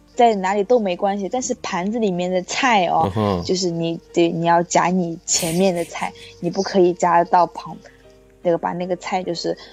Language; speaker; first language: Chinese; native; Chinese